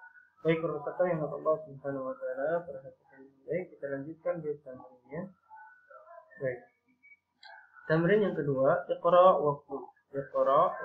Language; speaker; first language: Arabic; non-native, fluent; Indonesian